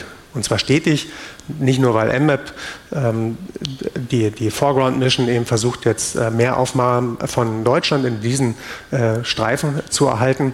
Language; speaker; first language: German; native; German